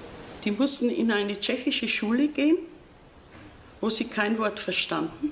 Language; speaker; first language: German; native; German